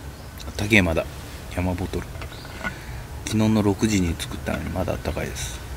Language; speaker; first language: Japanese; native; Japanese